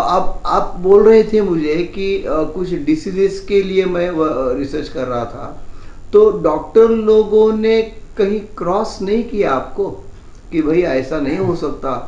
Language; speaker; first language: Hindi; non-native, local second language; Marathi